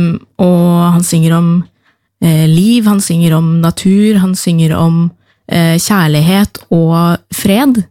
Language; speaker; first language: Norwegian; native; Norwegian